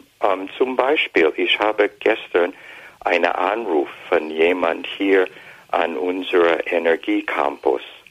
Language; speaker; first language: German; non-native, fluent; English